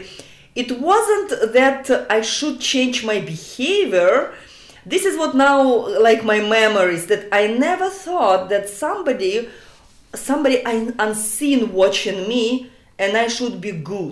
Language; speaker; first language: English; non-native, learner; Russian